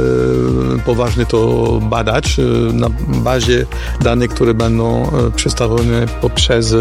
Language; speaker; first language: Polish; non-native, learner; French